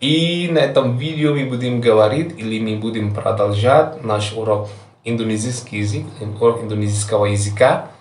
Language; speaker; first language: Russian; non-native, learner; Javanese